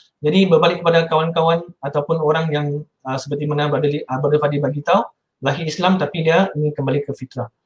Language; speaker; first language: Malay; non-native, local second language; Min Nan Chinese